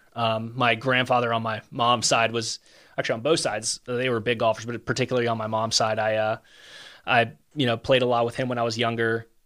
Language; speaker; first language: English; native; English